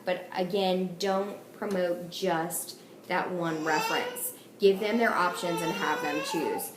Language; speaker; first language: English; native; English